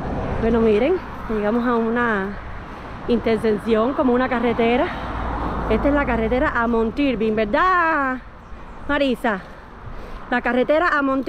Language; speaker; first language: Spanish; native; Spanish